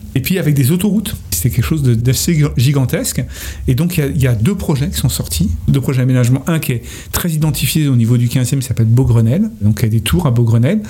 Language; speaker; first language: French; native; French